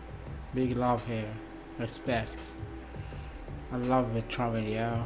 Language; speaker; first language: English; non-native, learner; Arabic